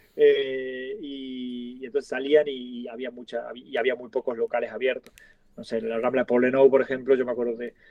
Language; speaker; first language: Spanish; native; Spanish